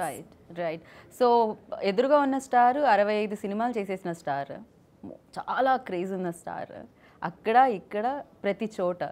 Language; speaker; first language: Telugu; native; Telugu